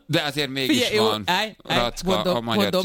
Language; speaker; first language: Hungarian; native; Hungarian